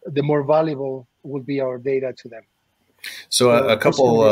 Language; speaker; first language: English; non-native, fluent; Spanish